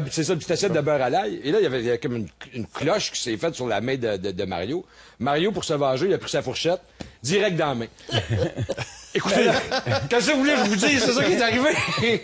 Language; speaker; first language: French; native; French